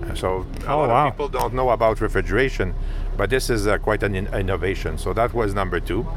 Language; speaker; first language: English; non-native, fluent; French